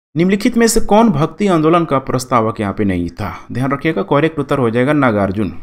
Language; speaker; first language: Hindi; native; Hindi